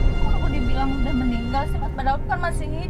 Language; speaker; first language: Indonesian; native; Indonesian